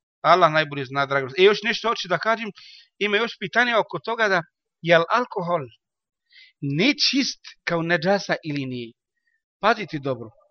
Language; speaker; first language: Bosnian; non-native, learner; Arabic